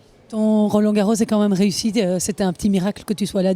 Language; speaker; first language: French; native; French